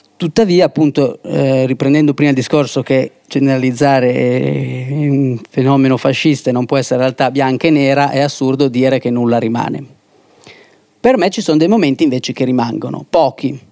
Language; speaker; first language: Italian; native; Italian